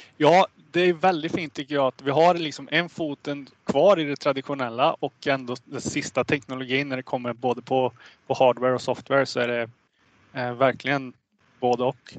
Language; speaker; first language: Swedish; native; Swedish